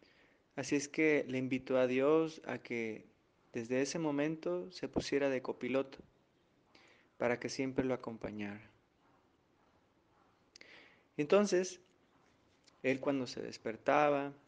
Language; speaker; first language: Spanish; native; Spanish